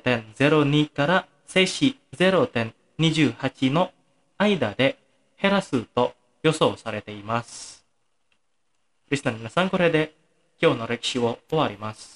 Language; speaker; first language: Japanese; non-native, fluent; Indonesian